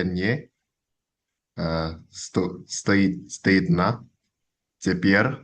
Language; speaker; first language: Russian; non-native, learner; Indonesian